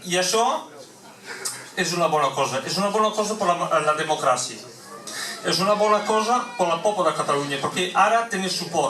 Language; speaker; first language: Catalan; non-native, local second language; French